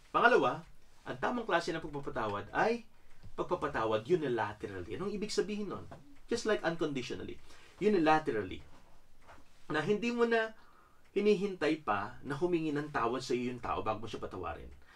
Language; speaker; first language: Filipino; native; Filipino